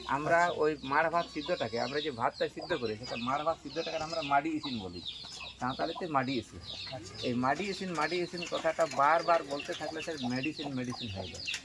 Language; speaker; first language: Bangla; non-native, local second language; Santali